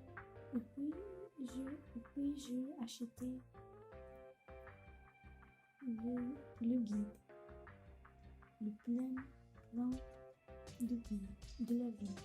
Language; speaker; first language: French; non-native, learner; Russian